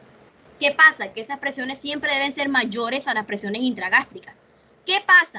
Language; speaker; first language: Spanish; native; Spanish